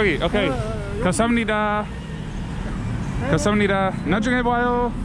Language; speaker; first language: Korean; non-native, learner; English